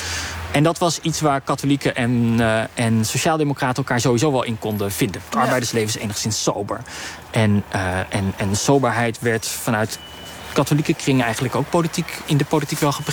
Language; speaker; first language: Dutch; native; Dutch